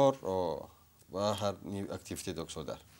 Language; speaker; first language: Swedish; non-native, learner; Somali